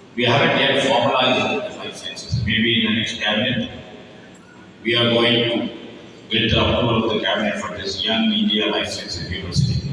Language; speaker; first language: English; non-native, local second language; Telugu